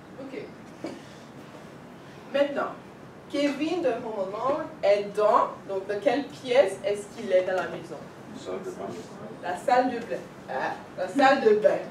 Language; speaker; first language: French; non-native, fluent; English